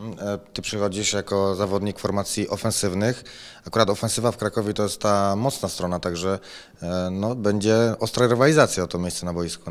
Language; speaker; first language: Polish; native; Polish